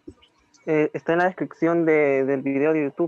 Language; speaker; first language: Spanish; native; Spanish